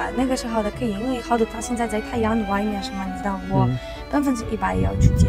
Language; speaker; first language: Chinese; non-native, learner; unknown